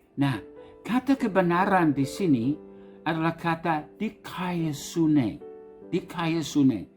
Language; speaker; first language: Indonesian; non-native, fluent; English